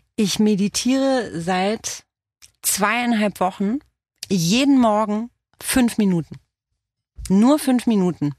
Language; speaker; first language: German; early bilingual, other home language; Romanian